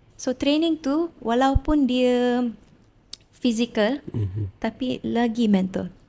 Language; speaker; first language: Malay; non-native, local second language; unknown